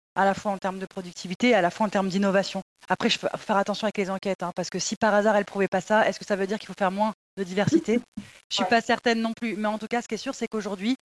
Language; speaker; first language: French; native; French